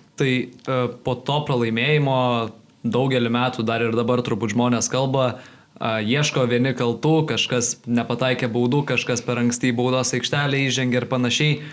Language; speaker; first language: Lithuanian; native; Lithuanian